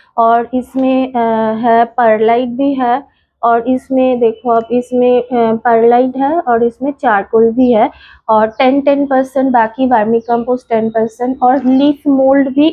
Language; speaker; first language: Hindi; non-native, local second language; Bangla